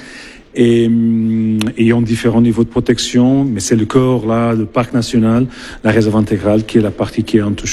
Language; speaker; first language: French; non-native, fluent; Portuguese